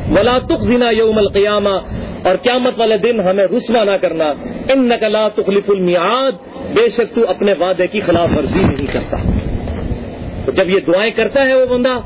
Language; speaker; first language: Urdu; non-native, local second language; Punjabi